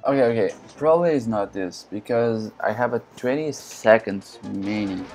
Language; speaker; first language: English; non-native, learner; Portuguese